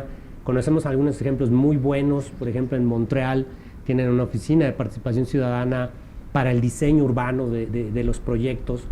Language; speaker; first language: Spanish; native; Spanish